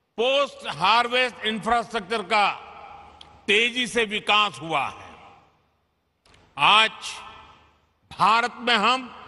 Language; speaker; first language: Hindi; non-native, local second language; Gujarati